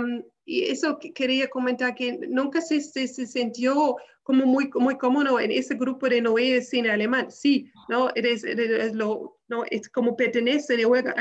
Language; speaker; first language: Spanish; non-native, fluent; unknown